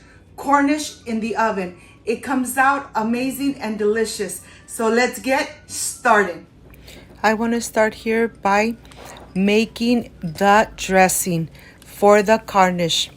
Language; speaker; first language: English; non-native, fluent; Spanish